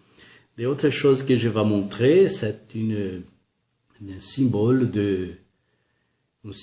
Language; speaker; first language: French; non-native, learner; Portuguese